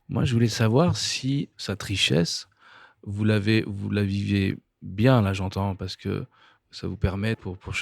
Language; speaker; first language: French; native; French